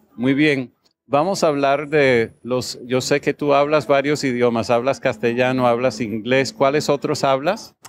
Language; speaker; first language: Spanish; non-native, fluent; English